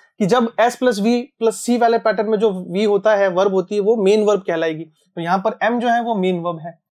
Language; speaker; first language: Hindi; native; Hindi